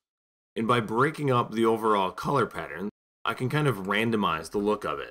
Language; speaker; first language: English; native; English